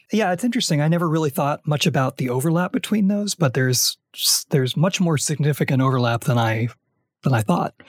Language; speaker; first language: English; native; English